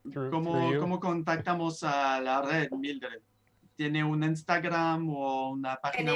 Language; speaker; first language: Spanish; non-native, fluent; French